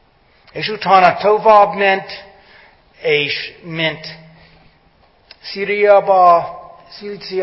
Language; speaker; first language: Hungarian; non-native, fluent; English